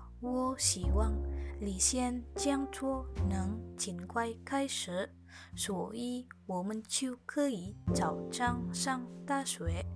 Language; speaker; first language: Chinese; non-native, learner; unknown